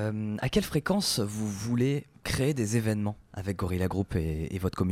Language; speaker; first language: French; native; French